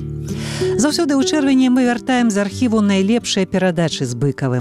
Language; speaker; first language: Belarusian; native; Belarusian